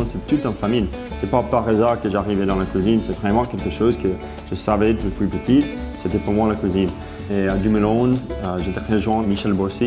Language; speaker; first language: French; non-native, fluent; English